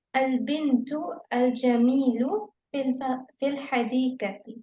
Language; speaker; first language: Arabic; non-native, learner; Hindi